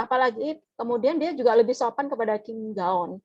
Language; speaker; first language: Indonesian; native; Indonesian